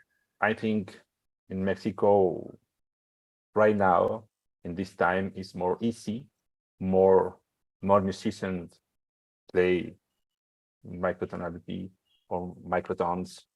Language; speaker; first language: English; non-native, learner; Spanish